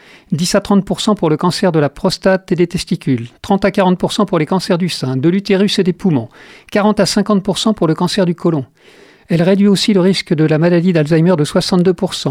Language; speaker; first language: French; native; French